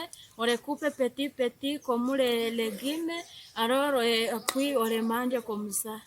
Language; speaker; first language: French; non-native, local second language; Kinyarwanda